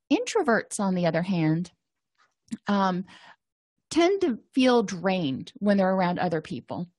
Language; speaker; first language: English; native; English